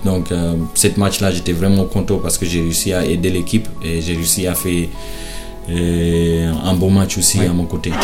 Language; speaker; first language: French; non-native, learner; Shona